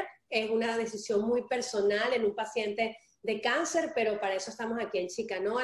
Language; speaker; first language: Spanish; early bilingual, heritage; Spanish